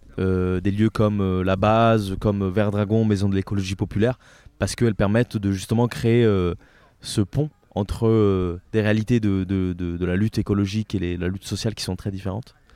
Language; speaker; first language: French; non-native, fluent; Italian